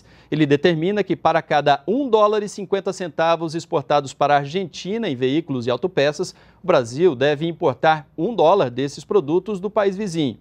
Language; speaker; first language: Portuguese; native; Portuguese